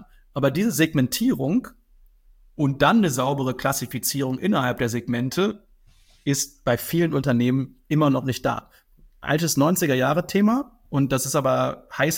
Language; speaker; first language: German; native; German